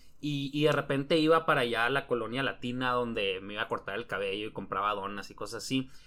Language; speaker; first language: Spanish; native; Spanish